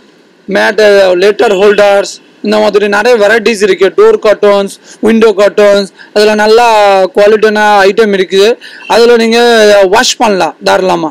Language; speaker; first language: Tamil; non-native, fluent; Bangla